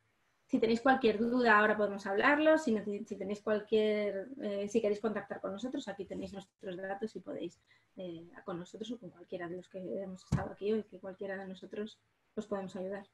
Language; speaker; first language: Spanish; native; Spanish